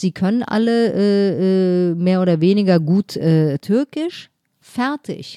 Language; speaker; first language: German; native; German